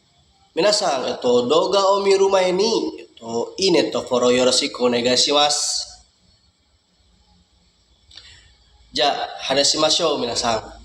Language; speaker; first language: Japanese; non-native, learner; Indonesian